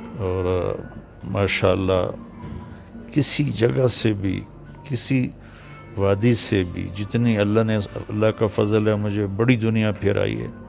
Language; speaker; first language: Urdu; non-native, local second language; Punjabi